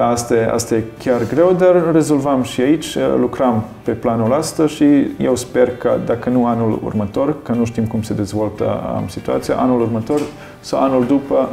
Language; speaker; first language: Romanian; non-native, learner; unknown